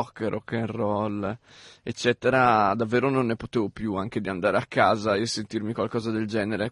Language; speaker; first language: Italian; native; Italian